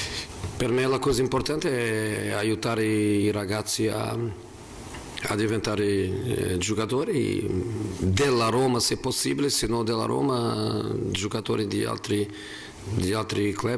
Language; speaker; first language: Italian; non-native, fluent; Portuguese